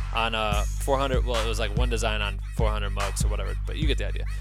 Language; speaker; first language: English; native; English